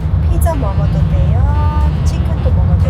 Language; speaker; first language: Korean; non-native, learner; Persian